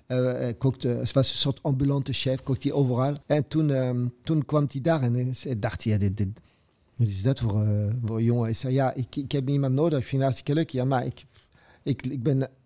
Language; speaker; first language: Dutch; non-native, fluent; French